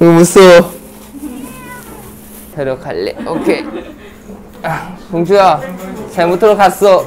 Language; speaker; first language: Korean; non-native, learner; Chinese